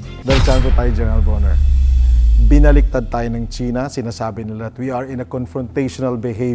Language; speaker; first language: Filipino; native; Filipino